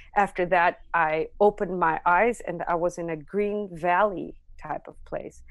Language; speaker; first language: English; non-native, fluent; Armenian